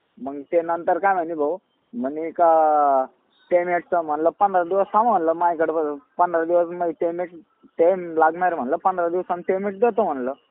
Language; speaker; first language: Marathi; native; Marathi